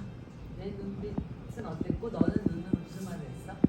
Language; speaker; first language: Korean; native; Korean